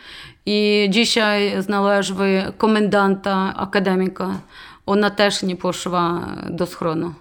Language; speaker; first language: Polish; non-native, learner; Ukrainian